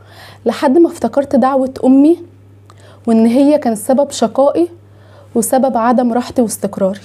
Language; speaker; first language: Arabic; native; Arabic